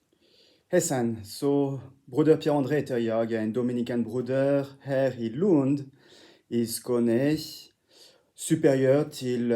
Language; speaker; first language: Swedish; non-native, fluent; French